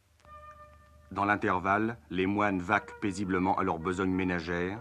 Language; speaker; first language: French; native; French